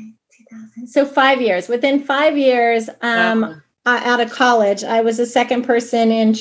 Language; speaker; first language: English; native; English